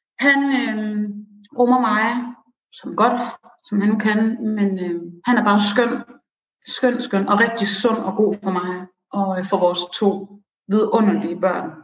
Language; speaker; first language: Danish; early bilingual, other home language; Persian